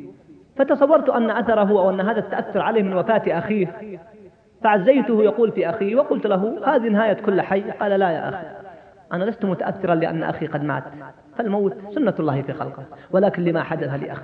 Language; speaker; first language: Arabic; native; Arabic